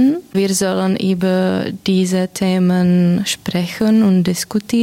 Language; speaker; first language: German; non-native, fluent; Czech